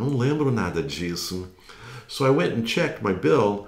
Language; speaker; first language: Portuguese; non-native, fluent; English